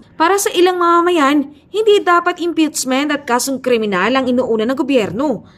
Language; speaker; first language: Filipino; native; Filipino